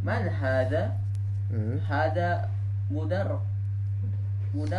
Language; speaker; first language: Arabic; non-native, learner; Indonesian